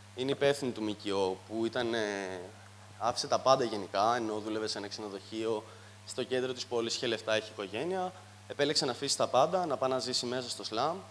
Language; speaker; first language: Greek; native; Greek